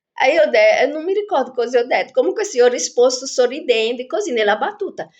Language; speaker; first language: Italian; non-native, fluent; Portuguese